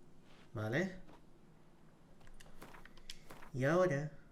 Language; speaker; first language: Spanish; native; Spanish